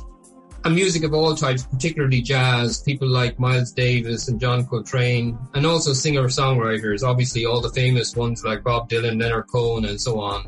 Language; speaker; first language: English; native; English